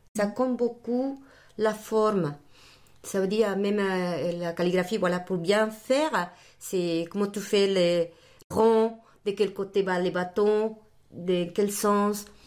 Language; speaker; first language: French; non-native, fluent; Spanish